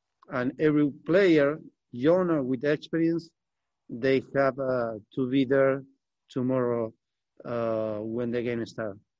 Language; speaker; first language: English; non-native, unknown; Spanish